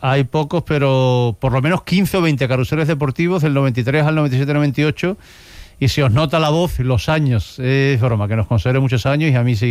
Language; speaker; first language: Spanish; native; Spanish